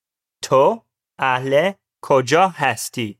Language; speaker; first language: Persian; non-native, learner; English